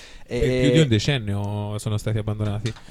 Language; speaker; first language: Italian; native; Italian